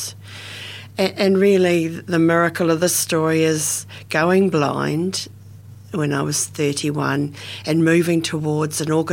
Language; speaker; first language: English; native; English